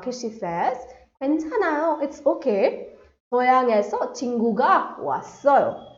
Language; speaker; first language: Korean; non-native, fluent; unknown